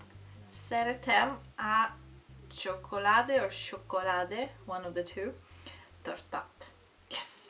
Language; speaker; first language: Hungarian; non-native, learner; Italian